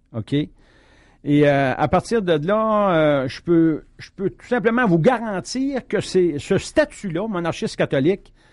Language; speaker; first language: French; native; French